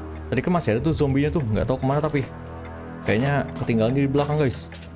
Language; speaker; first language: Indonesian; native; Indonesian